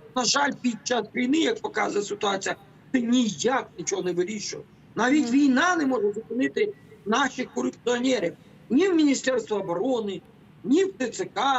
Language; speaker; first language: Ukrainian; native; Ukrainian